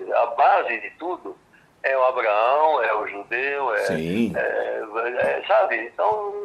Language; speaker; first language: Portuguese; early bilingual, other home language; French